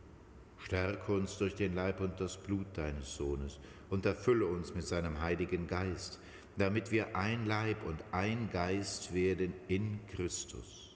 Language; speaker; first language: German; native; German